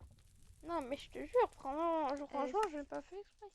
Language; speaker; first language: French; native; French